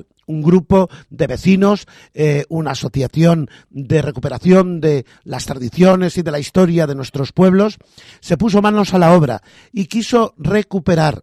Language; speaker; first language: Spanish; native; Spanish